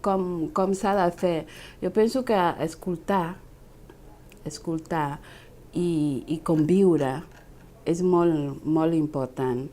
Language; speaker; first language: Catalan; non-native, fluent; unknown